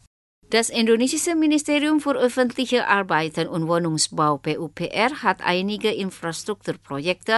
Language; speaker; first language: German; non-native, fluent; Indonesian